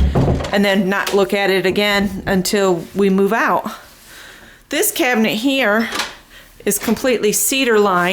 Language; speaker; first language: English; native; English